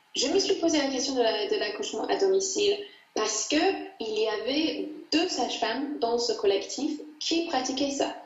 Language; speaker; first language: French; non-native, fluent; English